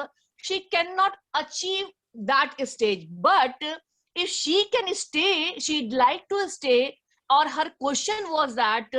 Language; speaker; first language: English; non-native, learner; Hindi